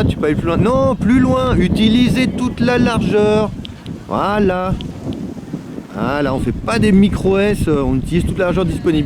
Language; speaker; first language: French; native; French